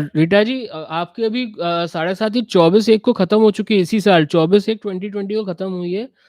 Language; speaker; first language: Hindi; native; Hindi